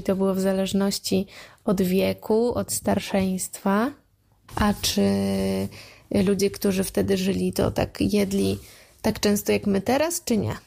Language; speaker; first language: Polish; native; Polish